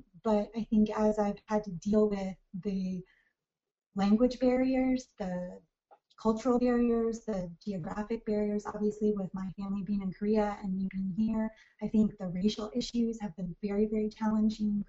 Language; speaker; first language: English; native; English